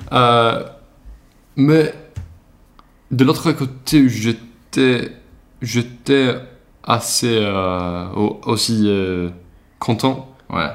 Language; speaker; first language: French; non-native, learner; Swedish